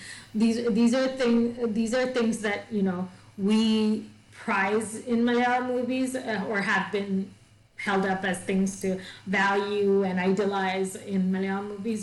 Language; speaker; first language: English; non-native, local second language; Malayalam